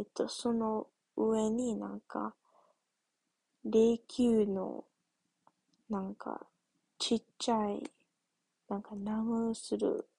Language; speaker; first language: Japanese; early bilingual, heritage; English